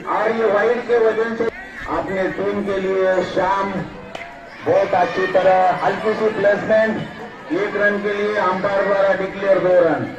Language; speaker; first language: Hindi; non-native, local second language; Marathi